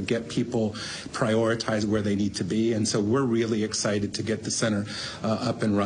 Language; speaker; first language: English; native; English